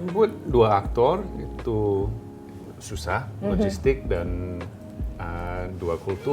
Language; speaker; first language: Indonesian; non-native, learner; English